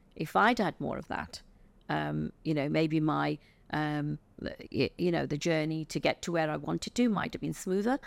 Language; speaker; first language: English; native; English